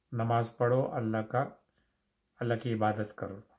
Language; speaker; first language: Hindi; native; Hindi